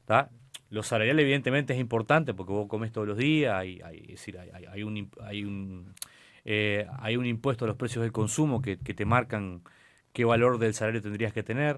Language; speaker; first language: Spanish; native; Spanish